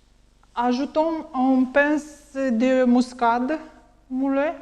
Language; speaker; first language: French; non-native, learner; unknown